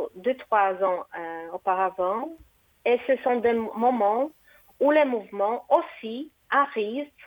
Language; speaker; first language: French; non-native, fluent; Portuguese